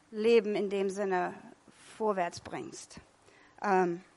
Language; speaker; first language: German; non-native, fluent; English